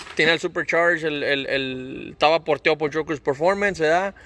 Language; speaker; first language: Spanish; early bilingual, other home language; English